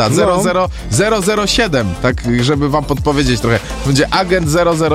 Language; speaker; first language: Polish; native; Polish